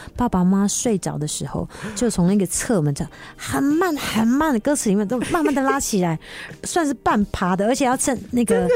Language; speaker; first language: Chinese; native; Chinese